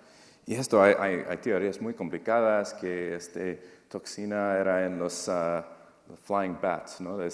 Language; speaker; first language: Spanish; non-native, fluent; English